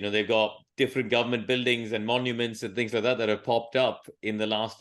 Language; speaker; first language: English; non-native, local second language; Tamil